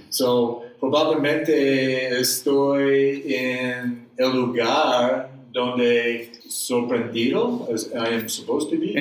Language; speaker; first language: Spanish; non-native, learner; English